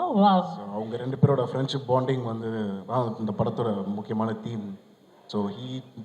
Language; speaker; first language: Tamil; native; Tamil